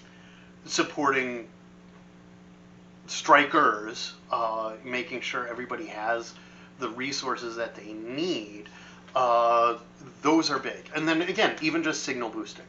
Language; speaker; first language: English; native; English